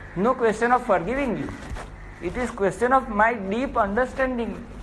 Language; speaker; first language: English; non-native, local second language; Gujarati